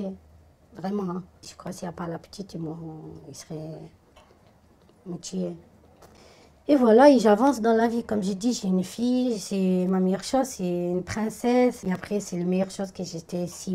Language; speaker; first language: French; non-native, fluent; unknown